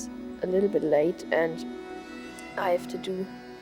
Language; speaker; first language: English; non-native, learner; German